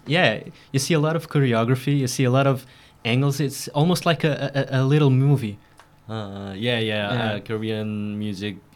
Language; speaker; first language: English; non-native, fluent; Korean